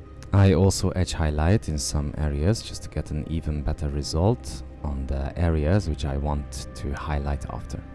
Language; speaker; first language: English; non-native, fluent; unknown